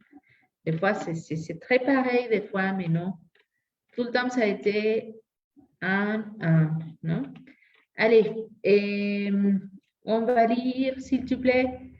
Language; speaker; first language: French; non-native, fluent; Spanish